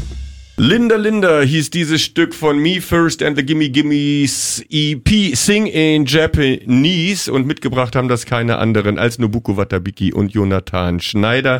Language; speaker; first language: German; native; German